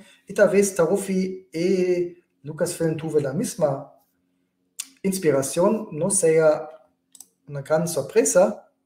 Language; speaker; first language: Spanish; non-native, fluent; German